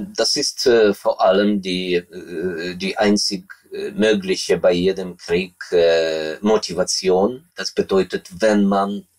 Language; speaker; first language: German; non-native, fluent; Ukrainian